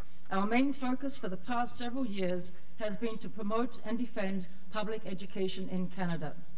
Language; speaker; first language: English; native; English